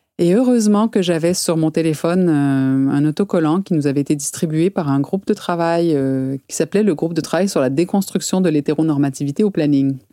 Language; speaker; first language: French; native; French